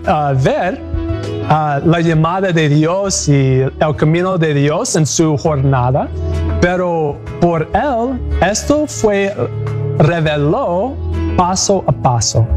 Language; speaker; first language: Spanish; non-native, learner; English